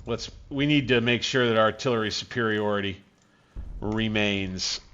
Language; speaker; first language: English; native; English